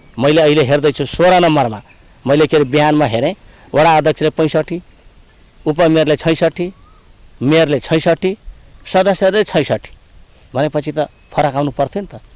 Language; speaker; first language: Nepali; non-native, local second language; Rana Tharu